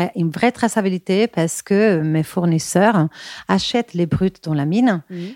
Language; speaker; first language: French; non-native, fluent; Spanish